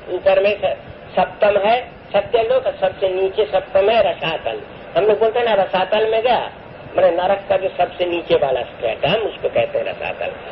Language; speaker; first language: Hindi; non-native, local second language; Bangla